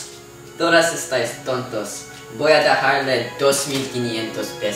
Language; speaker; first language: Spanish; non-native, learner; English